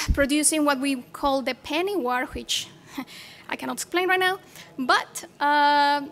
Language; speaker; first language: English; non-native, fluent; Spanish